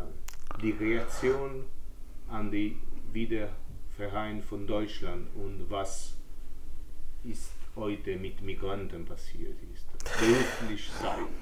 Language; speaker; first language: German; non-native, learner; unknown